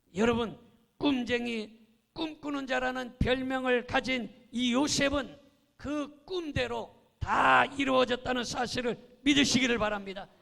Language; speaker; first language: Korean; native; Korean